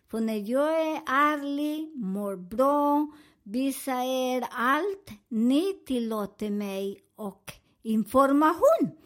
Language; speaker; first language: Swedish; non-native, learner; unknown